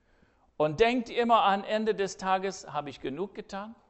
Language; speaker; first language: German; non-native, fluent; English